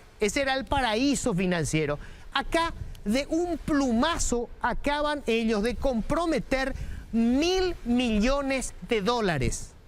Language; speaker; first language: Spanish; native; Spanish